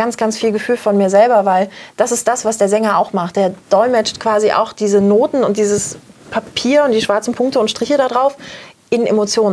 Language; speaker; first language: German; native; German